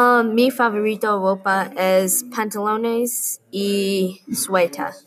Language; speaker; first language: Spanish; non-native, learner; English